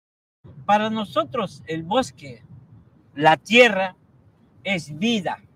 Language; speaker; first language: Spanish; non-native, local second language; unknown